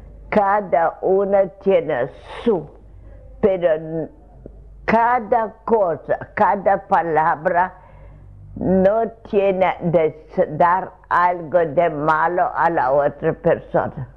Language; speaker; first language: Spanish; non-native, fluent; Russian